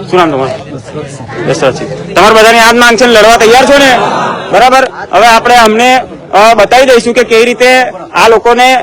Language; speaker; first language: Gujarati; native; Gujarati